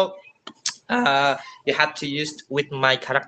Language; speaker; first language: English; non-native, fluent; Indonesian